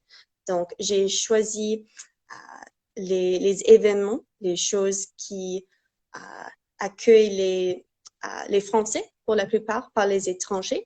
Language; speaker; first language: French; non-native, fluent; English